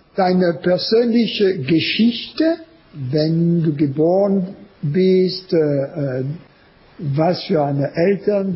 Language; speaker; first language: German; non-native, learner; French